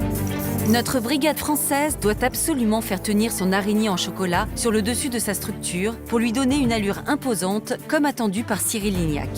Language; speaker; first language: French; native; French